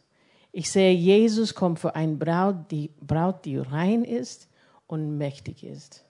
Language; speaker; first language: German; non-native, fluent; English